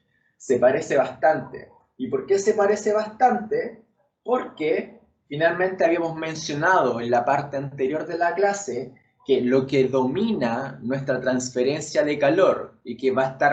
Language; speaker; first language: Spanish; native; Spanish